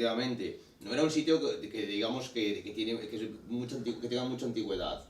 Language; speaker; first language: Spanish; native; Spanish